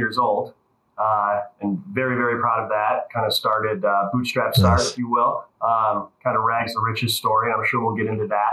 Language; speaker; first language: English; native; English